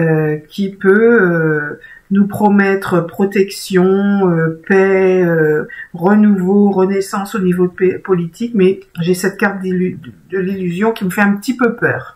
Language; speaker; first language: French; native; French